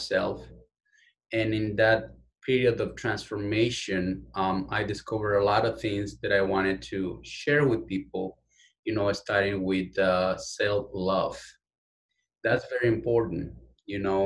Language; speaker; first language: English; non-native, fluent; Spanish